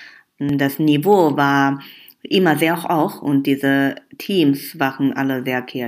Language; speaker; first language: German; non-native, fluent; Chinese